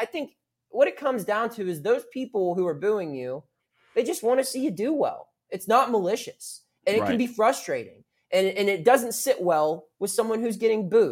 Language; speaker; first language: English; native; English